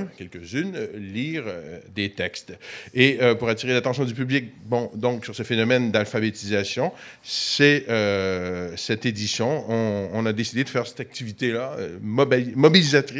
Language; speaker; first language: French; native; French